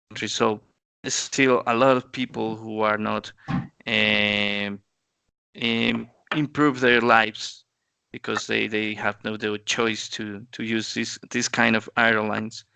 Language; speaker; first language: English; non-native, learner; Spanish